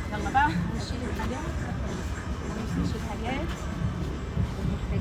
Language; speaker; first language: Arabic; native; Arabic